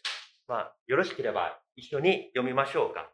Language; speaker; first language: Japanese; non-native, fluent; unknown